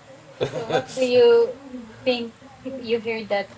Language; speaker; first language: English; non-native, local second language; Cebuano